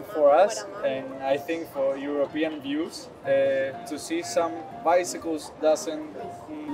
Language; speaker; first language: English; non-native, fluent; Spanish